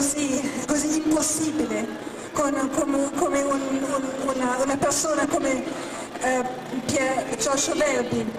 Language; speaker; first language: Italian; non-native, fluent; German